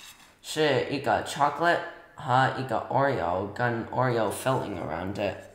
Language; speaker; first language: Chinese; early bilingual, heritage; Chinese